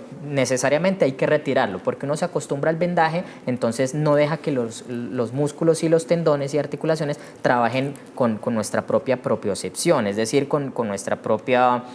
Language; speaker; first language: Spanish; native; Spanish